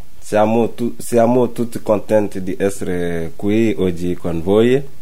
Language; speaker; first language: Italian; non-native, learner; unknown